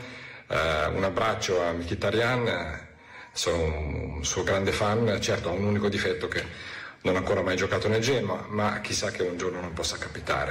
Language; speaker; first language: Italian; native; Italian